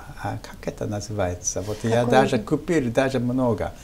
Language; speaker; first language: Russian; non-native, fluent; Japanese